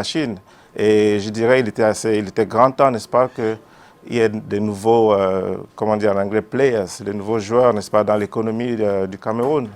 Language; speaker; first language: French; native; French